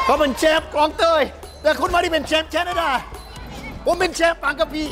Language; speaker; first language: Thai; non-native, fluent; English